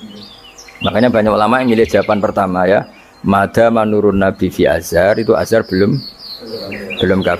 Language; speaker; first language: Indonesian; non-native, local second language; Javanese